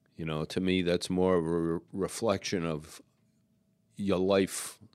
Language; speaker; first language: English; native; English